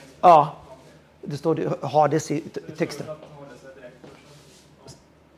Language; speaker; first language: Swedish; non-native, fluent; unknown